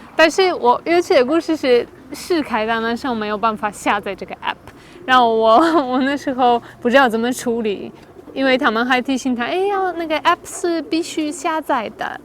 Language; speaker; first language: Chinese; non-native, fluent; Polish